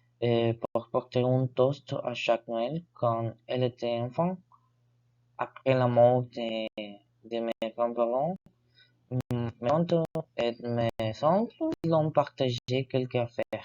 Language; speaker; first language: French; non-native, learner; Spanish